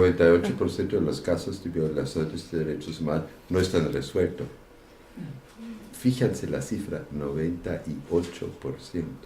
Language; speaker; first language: Spanish; non-native, fluent; German